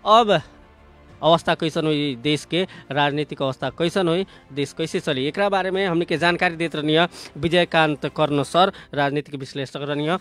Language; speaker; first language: Bhojpuri; native; Bhojpuri